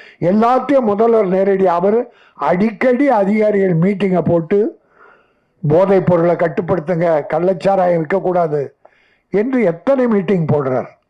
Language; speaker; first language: Tamil; native; Tamil